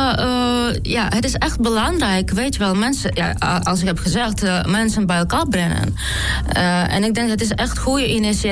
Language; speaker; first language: Dutch; non-native, learner; Ukrainian